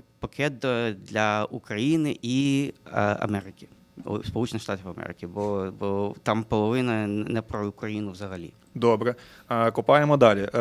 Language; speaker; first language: Ukrainian; non-native, local second language; Russian